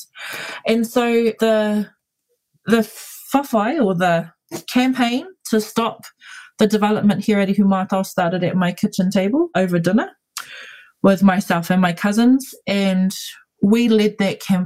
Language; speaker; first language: English; native; English